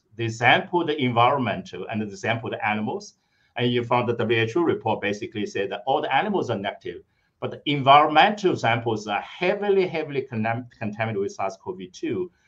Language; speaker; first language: English; non-native, fluent; Chinese